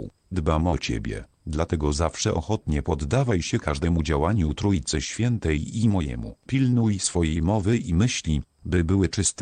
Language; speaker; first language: Polish; native; Polish